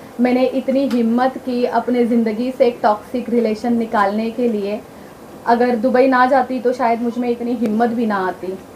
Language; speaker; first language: Hindi; non-native, local second language; Marathi